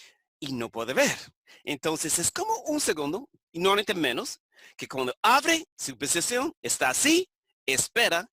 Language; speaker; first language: Spanish; non-native, fluent; English